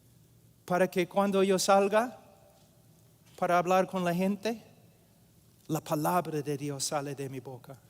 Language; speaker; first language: Spanish; non-native, fluent; English